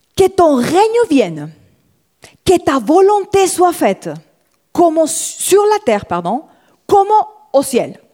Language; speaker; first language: French; non-native, fluent; Spanish